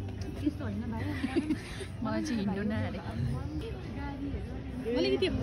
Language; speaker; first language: Nepali; native; Nepali